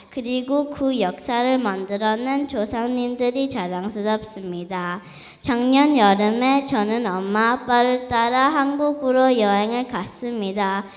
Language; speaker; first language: Korean; early bilingual, heritage; Korean